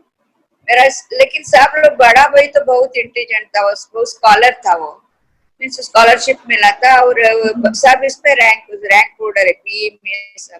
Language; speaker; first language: Hindi; non-native, local second language; Kannada